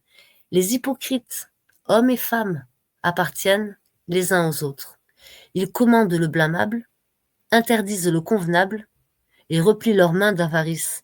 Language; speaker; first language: French; native; French